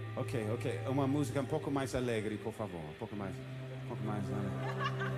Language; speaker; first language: Portuguese; non-native, fluent; English